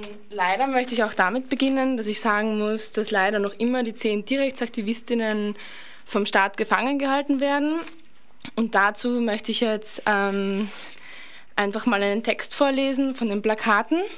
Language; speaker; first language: German; native; German